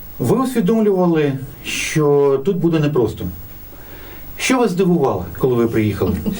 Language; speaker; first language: Ukrainian; native; Ukrainian